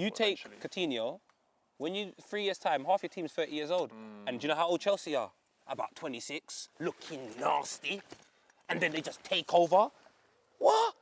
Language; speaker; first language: English; native; English